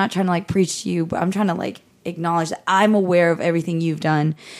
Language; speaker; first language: English; native; English